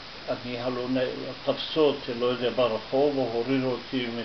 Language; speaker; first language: Hebrew; non-native, fluent; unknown